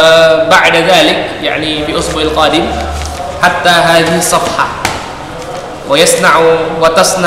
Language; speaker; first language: Arabic; non-native, fluent; Indonesian